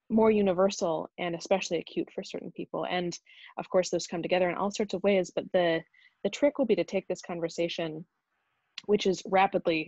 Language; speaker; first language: English; native; English